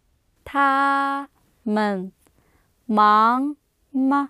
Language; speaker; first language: Chinese; non-native, learner; English